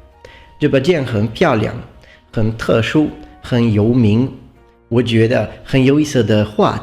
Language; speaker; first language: Chinese; non-native, learner; Italian